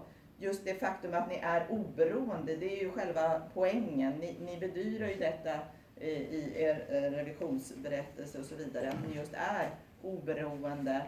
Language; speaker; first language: Swedish; native; Swedish